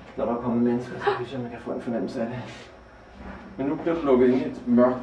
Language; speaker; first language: Danish; native; Danish